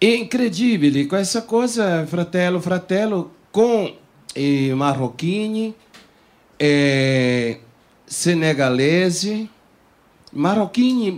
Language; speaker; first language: Italian; non-native, fluent; Portuguese